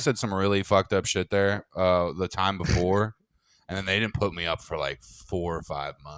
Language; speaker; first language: English; native; English